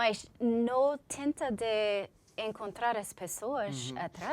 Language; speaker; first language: Portuguese; non-native, learner; English